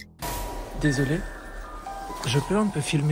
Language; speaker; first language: French; non-native, learner; Russian